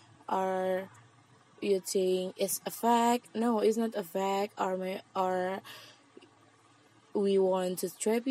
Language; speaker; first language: English; non-native, learner; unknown